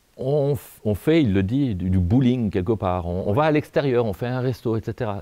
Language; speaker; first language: French; native; French